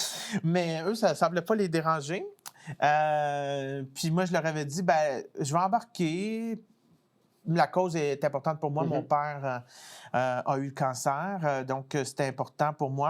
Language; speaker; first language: French; native; French